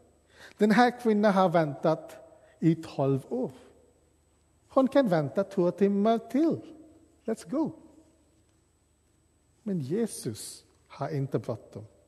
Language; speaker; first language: Swedish; non-native, fluent; English